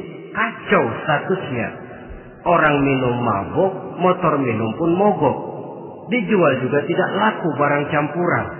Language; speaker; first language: Indonesian; native; Indonesian